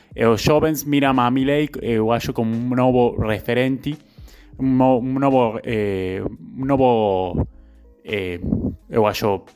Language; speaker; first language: Portuguese; non-native, learner; Spanish